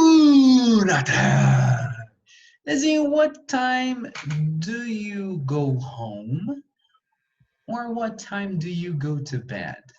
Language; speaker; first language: English; non-native, fluent; Portuguese